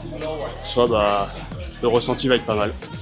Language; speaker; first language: French; native; French